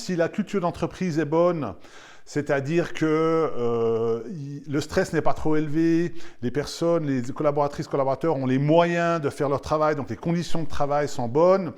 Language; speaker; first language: French; native; French